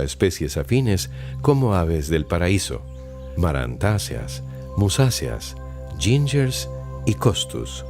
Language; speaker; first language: Spanish; native; Spanish